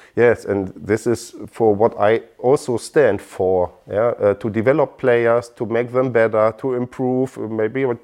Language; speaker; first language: English; non-native, fluent; German